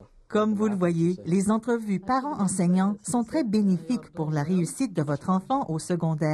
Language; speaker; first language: French; native; French